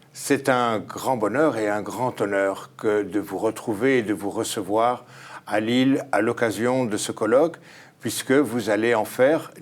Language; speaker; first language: French; native; French